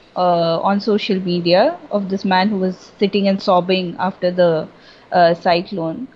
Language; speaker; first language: English; non-native, local second language; Bangla